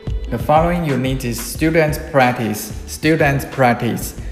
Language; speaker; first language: English; non-native, fluent; Chinese